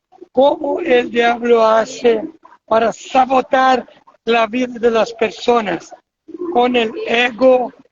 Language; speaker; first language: Spanish; non-native, fluent; Portuguese